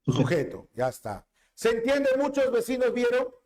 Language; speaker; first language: Spanish; native; Spanish